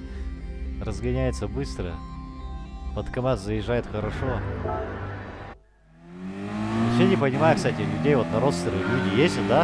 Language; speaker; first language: Russian; native; Russian